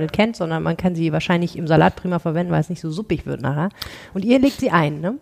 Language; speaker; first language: German; native; German